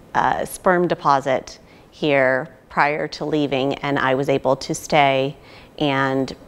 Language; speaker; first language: English; native; English